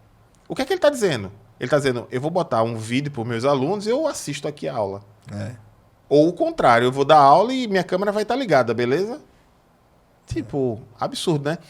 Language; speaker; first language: Portuguese; native; Portuguese